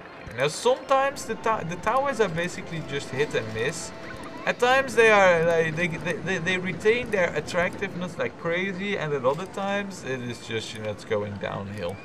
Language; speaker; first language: English; non-native, fluent; Dutch